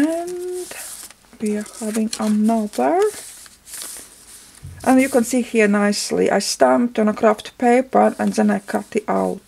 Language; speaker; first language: English; non-native, fluent; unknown